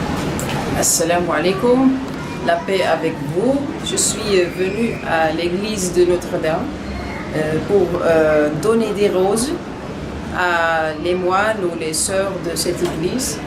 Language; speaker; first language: French; non-native, learner; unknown